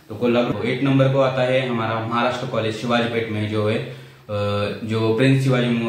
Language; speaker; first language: Hindi; non-native, local second language; Marathi